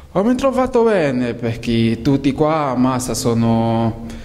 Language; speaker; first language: Italian; non-native, learner; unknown